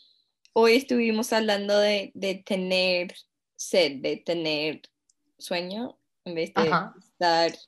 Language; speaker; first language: Spanish; non-native, fluent; English